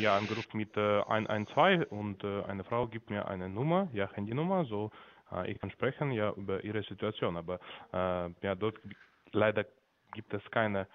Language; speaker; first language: German; non-native, learner; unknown